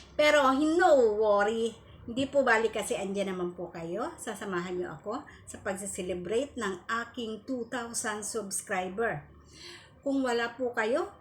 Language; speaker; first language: Filipino; non-native, local second language; Cebuano